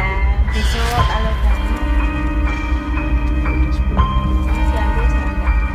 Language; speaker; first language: Indonesian; non-native, local second language; Javanese